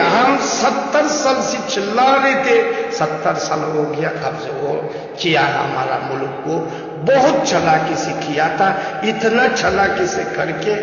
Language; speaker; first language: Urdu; non-native, learner; Uyghur